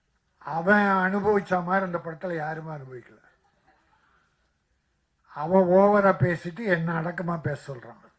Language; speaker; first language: Tamil; native; Tamil